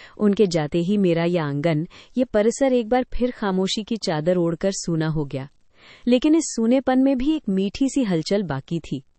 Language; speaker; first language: Hindi; native; Hindi